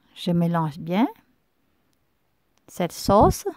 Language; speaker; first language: French; non-native, learner; Vietnamese